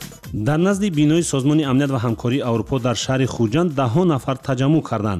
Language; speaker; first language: Tajik; native; Tajik